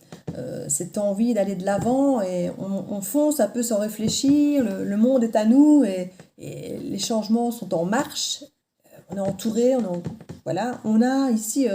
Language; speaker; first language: French; native; French